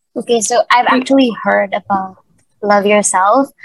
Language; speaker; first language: English; non-native, local second language; Cebuano